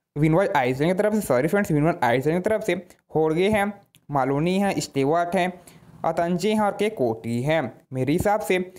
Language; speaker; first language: Hindi; native; Hindi